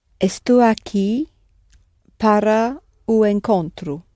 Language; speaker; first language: Portuguese; non-native, learner; English